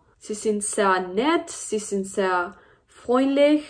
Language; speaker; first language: German; non-native, learner; Spanish